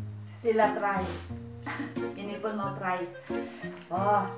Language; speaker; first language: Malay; non-native, local second language; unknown